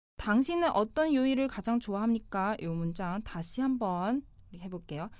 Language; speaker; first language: Korean; non-native, fluent; Chinese